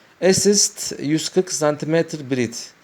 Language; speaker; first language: German; non-native, learner; Turkish